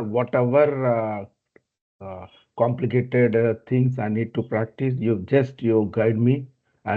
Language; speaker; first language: English; non-native, learner; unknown